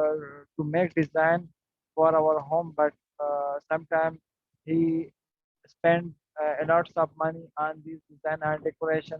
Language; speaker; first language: English; non-native, learner; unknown